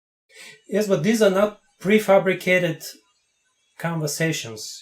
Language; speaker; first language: English; non-native, fluent; Bulgarian